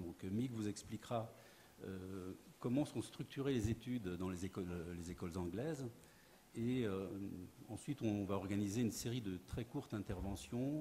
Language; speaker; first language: French; native; French